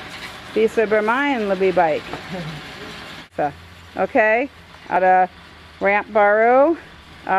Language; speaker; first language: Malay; non-native, learner; English